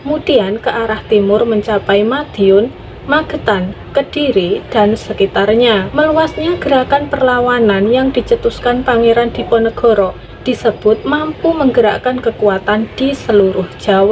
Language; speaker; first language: Indonesian; native; Indonesian